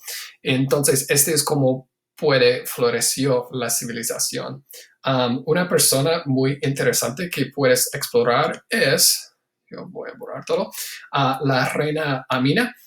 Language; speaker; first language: Spanish; non-native, fluent; English